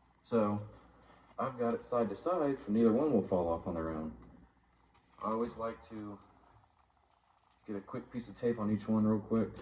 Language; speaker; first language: English; native; English